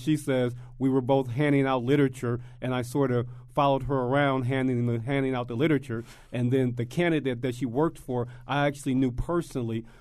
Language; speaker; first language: English; native; English